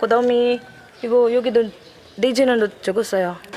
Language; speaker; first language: Korean; non-native, learner; Filipino